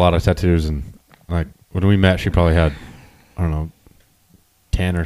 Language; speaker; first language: English; native; English